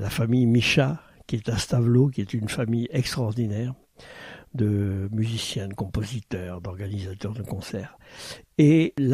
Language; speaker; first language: French; native; French